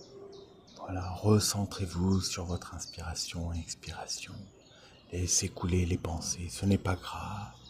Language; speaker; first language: French; native; French